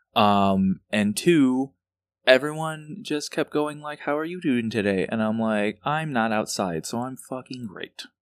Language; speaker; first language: English; native; English